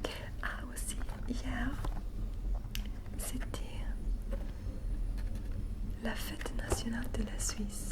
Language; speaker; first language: French; non-native, fluent; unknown